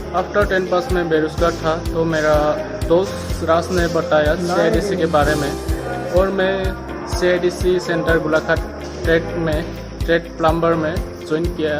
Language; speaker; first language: Hindi; non-native, local second language; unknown